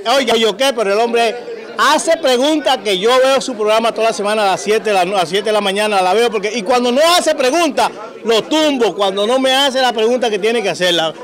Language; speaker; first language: Spanish; native; Spanish